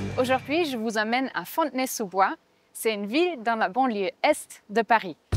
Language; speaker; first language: French; non-native, fluent; German